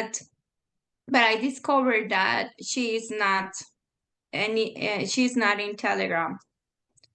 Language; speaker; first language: English; non-native, fluent; Spanish